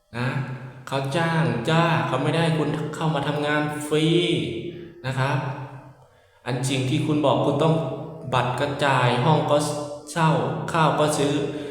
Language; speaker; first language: Thai; native; Thai